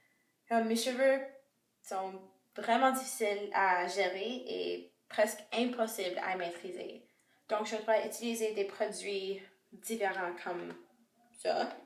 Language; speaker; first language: French; non-native, local second language; English